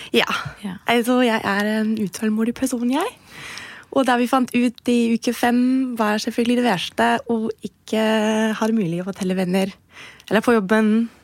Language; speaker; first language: Norwegian; non-native, fluent; German